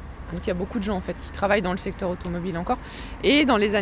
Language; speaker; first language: French; native; French